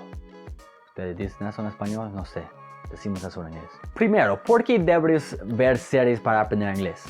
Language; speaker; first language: Spanish; non-native, fluent; English